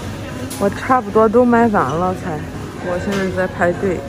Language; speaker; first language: Chinese; non-native, fluent; French